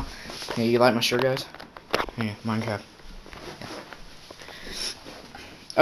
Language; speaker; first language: English; native; English